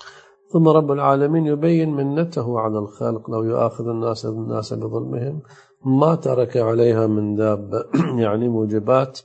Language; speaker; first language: Arabic; native; Arabic